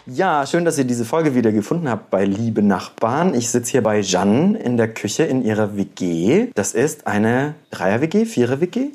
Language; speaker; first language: German; native; German